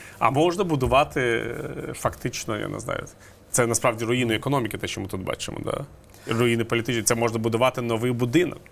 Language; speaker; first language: Ukrainian; non-native, local second language; Russian